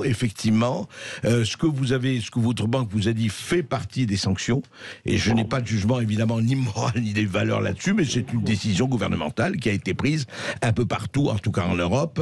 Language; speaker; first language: French; native; French